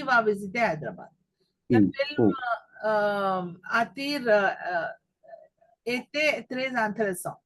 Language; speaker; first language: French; non-native, fluent; Telugu